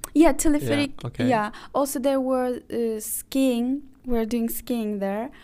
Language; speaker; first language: English; non-native, fluent; Azerbaijani